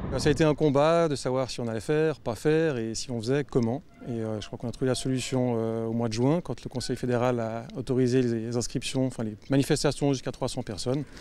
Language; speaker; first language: French; native; French